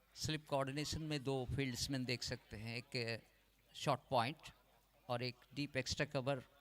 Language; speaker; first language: Hindi; non-native, local second language; Bangla